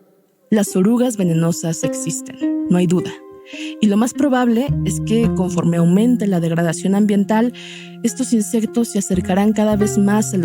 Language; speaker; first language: Spanish; native; Spanish